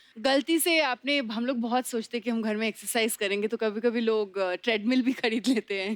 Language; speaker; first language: Hindi; non-native, local second language; Bangla